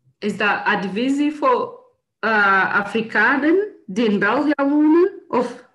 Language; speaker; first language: Dutch; non-native, learner; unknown